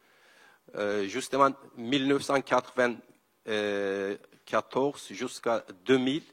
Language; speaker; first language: French; non-native, learner; Kurdish